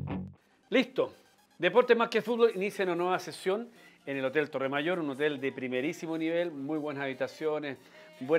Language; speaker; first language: Spanish; native; Spanish